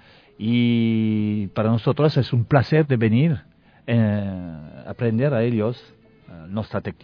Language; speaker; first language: Spanish; non-native, learner; French